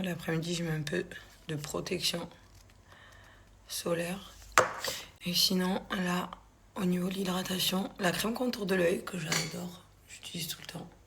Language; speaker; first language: French; native; French